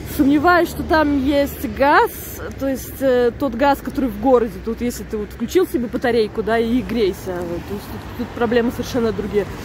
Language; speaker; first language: Russian; native; Russian